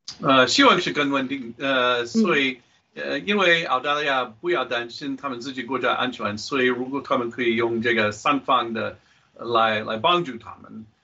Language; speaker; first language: Chinese; non-native, fluent; English